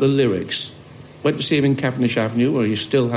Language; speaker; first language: English; native; English